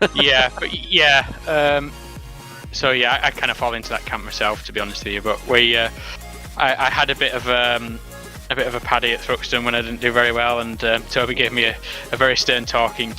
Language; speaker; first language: English; native; English